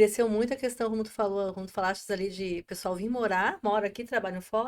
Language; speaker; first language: Portuguese; native; Portuguese